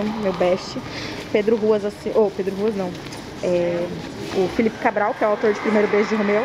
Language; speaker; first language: Portuguese; native; Portuguese